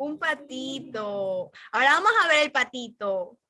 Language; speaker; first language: Spanish; native; Spanish